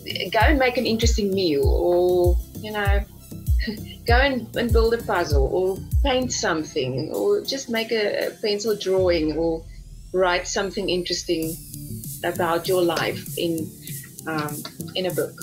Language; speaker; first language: English; non-native, local second language; Afrikaans